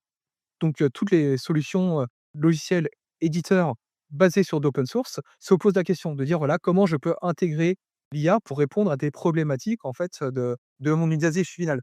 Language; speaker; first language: French; native; French